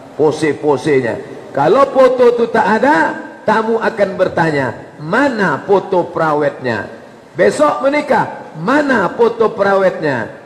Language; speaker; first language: Malay; native; Malay